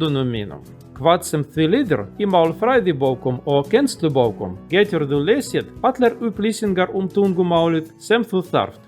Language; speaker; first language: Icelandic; non-native, learner; Russian